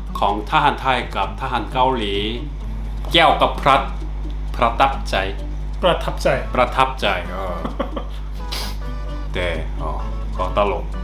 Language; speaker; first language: Thai; non-native, learner; Korean